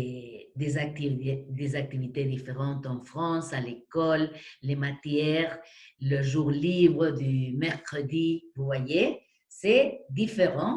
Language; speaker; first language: French; non-native, fluent; Spanish